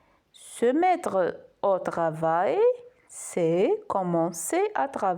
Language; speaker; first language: French; non-native, local second language; Arabic